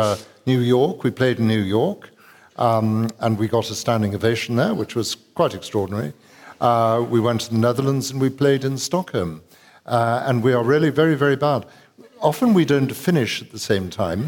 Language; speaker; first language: English; native; English